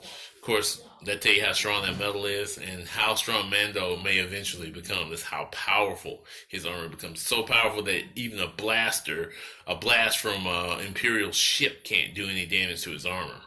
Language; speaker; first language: English; native; English